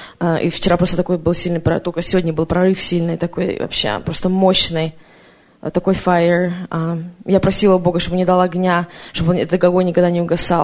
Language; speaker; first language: Russian; native; Russian